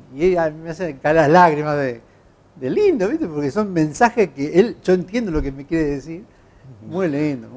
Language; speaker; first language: Spanish; native; Spanish